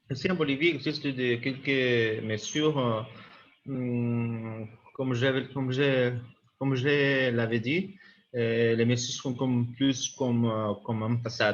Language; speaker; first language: French; non-native, learner; Spanish